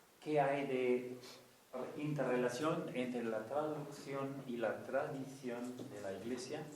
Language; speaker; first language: Spanish; non-native, fluent; Danish